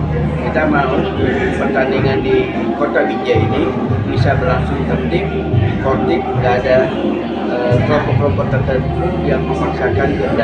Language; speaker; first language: Indonesian; native; Indonesian